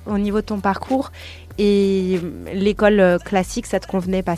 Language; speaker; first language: French; native; French